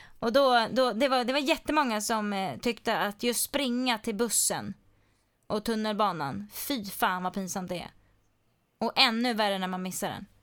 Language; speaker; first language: Swedish; native; Swedish